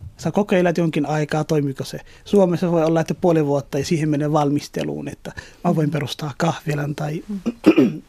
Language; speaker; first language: Finnish; early bilingual, other home language; Somali